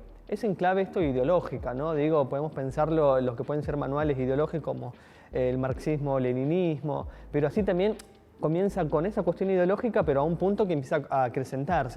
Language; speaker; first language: Spanish; native; Spanish